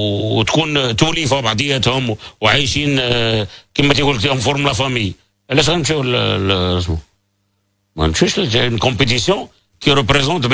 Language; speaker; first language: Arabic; native; Arabic